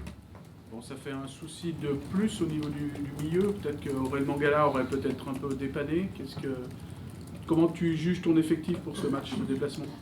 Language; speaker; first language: French; native; French